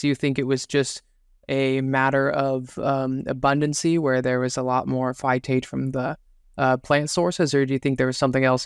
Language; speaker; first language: English; native; English